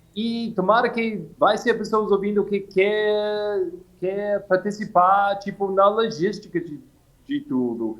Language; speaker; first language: Portuguese; non-native, fluent; English